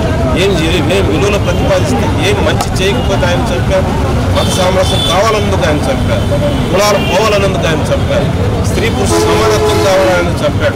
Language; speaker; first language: Telugu; native; Telugu